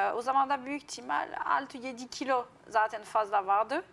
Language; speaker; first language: Turkish; non-native, fluent; French